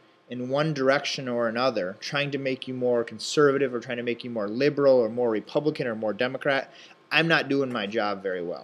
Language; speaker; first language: English; native; English